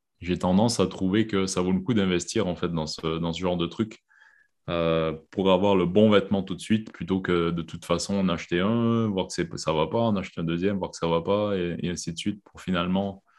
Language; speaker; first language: French; native; French